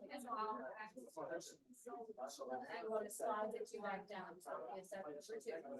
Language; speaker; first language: English; native; English